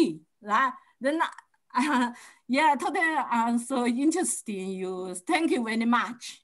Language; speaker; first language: English; non-native, learner; Chinese